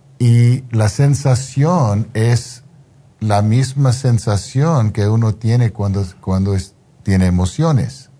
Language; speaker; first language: Spanish; non-native, fluent; English